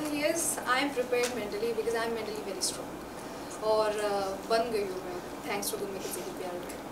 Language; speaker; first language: Hindi; native; Hindi